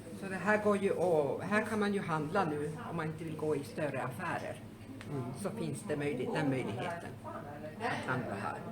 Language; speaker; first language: Swedish; native; Swedish